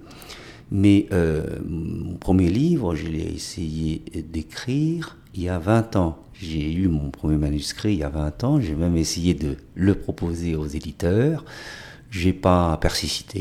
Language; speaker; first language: French; non-native, fluent; Chinese